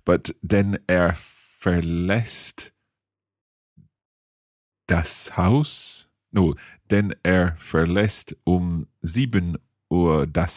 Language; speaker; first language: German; non-native, learner; English